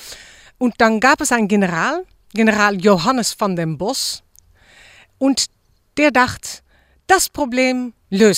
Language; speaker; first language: German; non-native, fluent; Dutch